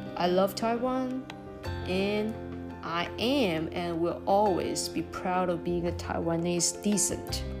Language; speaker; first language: English; non-native, fluent; Chinese